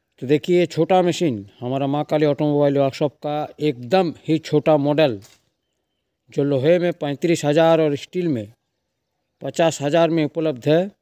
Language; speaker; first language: Hindi; non-native, local second language; Bangla